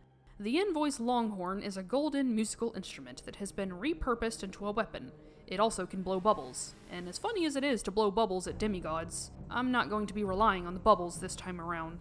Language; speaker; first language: English; native; English